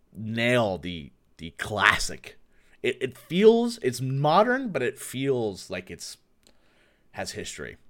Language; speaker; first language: English; native; English